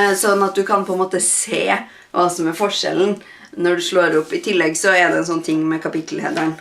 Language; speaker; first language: Norwegian; native; Norwegian